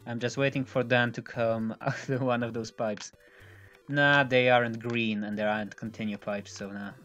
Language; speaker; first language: English; non-native, fluent; Polish